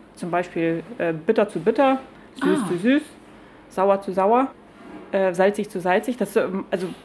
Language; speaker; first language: German; non-native, fluent; Lithuanian